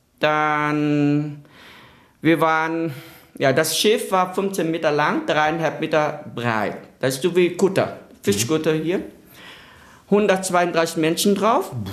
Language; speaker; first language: German; non-native, fluent; Vietnamese